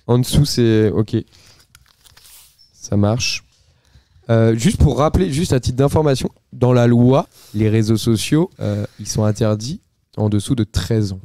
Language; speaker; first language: French; native; French